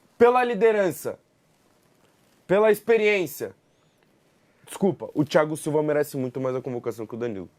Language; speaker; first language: Portuguese; native; Portuguese